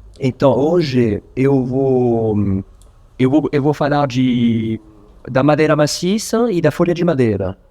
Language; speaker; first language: Portuguese; non-native, fluent; French